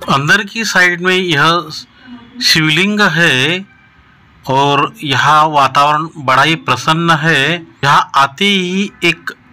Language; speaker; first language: Hindi; non-native, local second language; Marathi